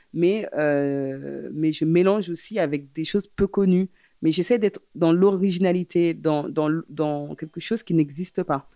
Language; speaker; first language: French; early bilingual, other home language; Fula